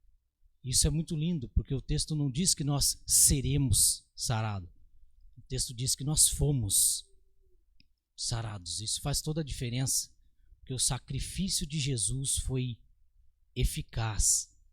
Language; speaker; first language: Portuguese; native; Portuguese